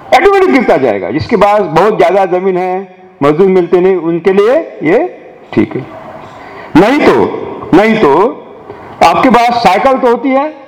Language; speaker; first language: Hindi; non-native, local second language; Marathi